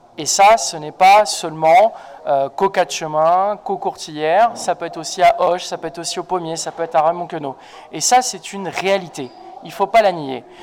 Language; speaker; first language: French; native; French